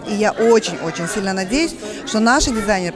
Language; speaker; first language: Russian; native; Russian